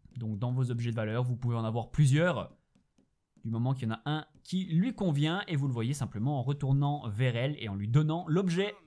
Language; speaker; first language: French; native; French